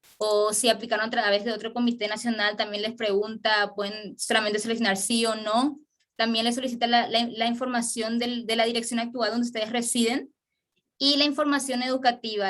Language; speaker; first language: Spanish; native; Spanish